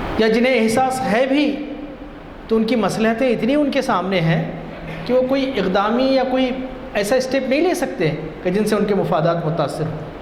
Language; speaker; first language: Urdu; non-native, local second language; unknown